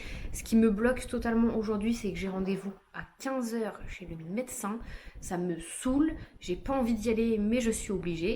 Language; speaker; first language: French; native; French